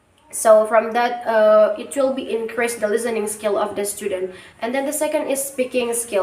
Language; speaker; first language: English; non-native, learner; Indonesian